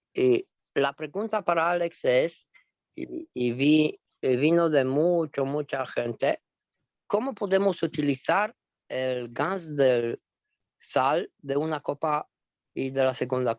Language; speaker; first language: Spanish; non-native, fluent; Romanian